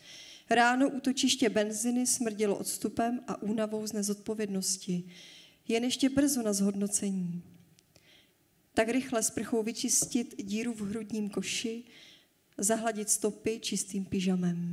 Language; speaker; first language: Czech; native; Czech